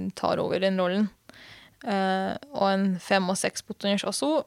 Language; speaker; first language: Norwegian; non-native, fluent; Hungarian